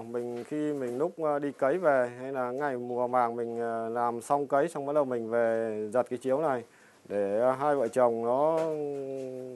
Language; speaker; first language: Vietnamese; native; Vietnamese